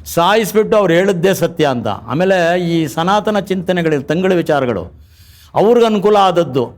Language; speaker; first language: Kannada; native; Kannada